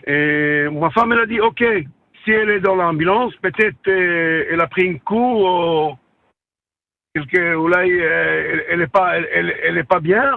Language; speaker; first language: French; non-native, learner; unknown